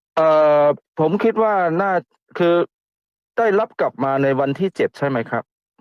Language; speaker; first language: Thai; non-native, fluent; Chinese